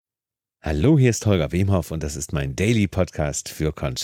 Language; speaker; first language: German; native; German